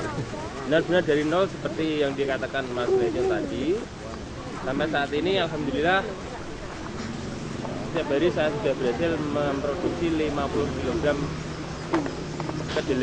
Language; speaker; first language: Indonesian; non-native, local second language; Javanese